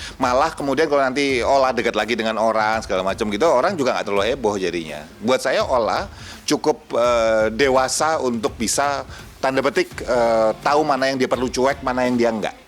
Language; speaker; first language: Indonesian; native; Indonesian